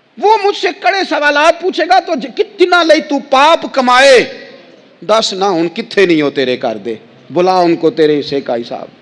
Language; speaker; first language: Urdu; non-native, local second language; Punjabi